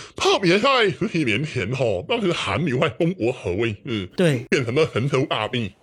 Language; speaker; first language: Chinese; native; Chinese